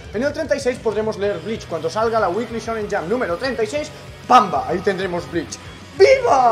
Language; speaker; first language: Spanish; native; Spanish